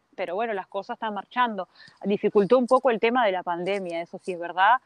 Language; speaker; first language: Spanish; native; Spanish